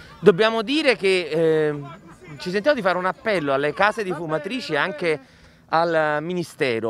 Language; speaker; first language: Italian; native; Italian